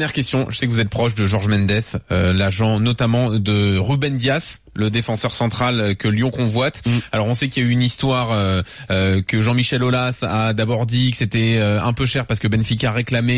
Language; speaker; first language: French; native; French